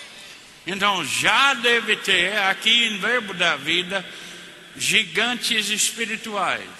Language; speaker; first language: Portuguese; non-native, fluent; English